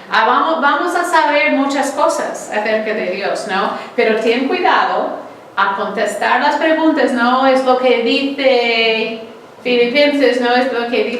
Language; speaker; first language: Spanish; non-native, fluent; English